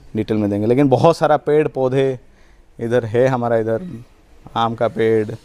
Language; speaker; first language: Hindi; non-native, local second language; Odia